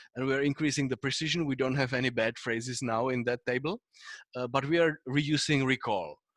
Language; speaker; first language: English; non-native, fluent; Czech